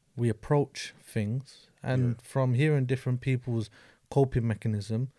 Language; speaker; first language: English; native; English